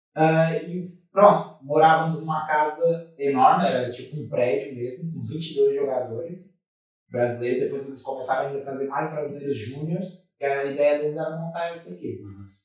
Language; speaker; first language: Portuguese; native; Portuguese